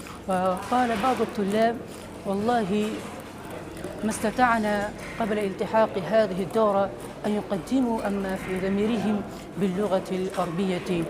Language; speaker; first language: Arabic; non-native, fluent; Urdu